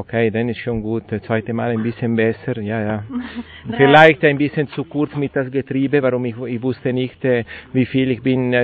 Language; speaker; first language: German; non-native, local second language; Italian